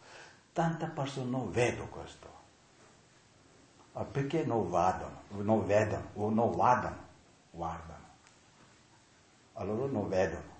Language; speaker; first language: Italian; non-native, learner; Tibetan